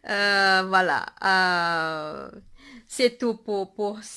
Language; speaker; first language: French; non-native, fluent; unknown